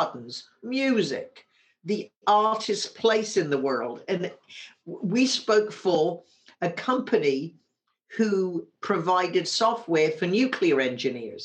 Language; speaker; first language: English; native; English